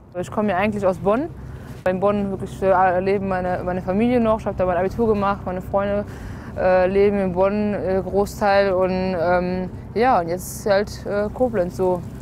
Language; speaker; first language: German; native; German